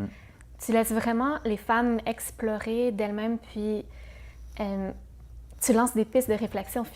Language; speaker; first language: French; native; French